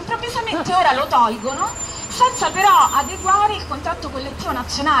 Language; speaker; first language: Italian; native; Italian